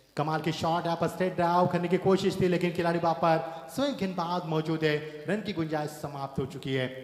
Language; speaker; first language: Hindi; non-native, local second language; Marathi